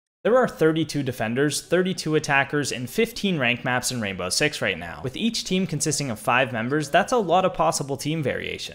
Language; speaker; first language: English; native; English